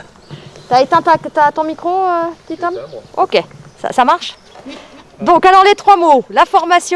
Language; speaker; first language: French; native; French